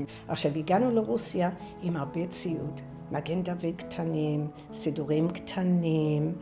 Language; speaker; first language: Hebrew; non-native, fluent; English